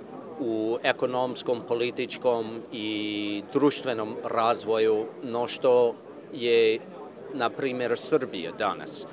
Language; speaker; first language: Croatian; non-native, fluent; English